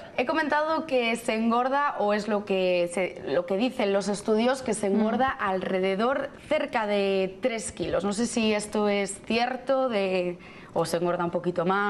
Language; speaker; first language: Spanish; native; Spanish